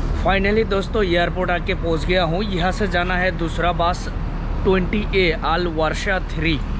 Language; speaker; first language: Hindi; non-native, local second language; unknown